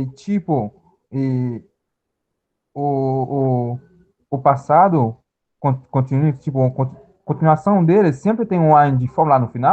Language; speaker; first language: Portuguese; non-native, learner; Haitian Creole